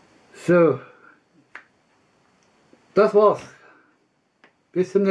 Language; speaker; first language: German; non-native, learner; Russian